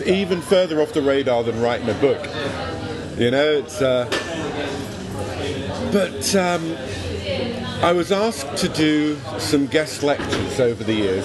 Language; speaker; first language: English; native; English